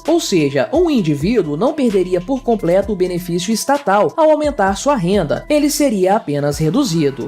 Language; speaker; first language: Portuguese; native; Portuguese